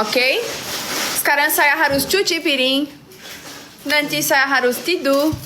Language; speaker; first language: Indonesian; non-native, learner; Portuguese